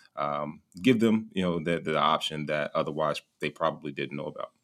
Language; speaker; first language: English; native; English